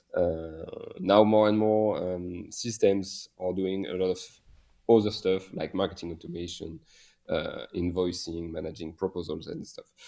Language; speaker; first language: English; non-native, fluent; French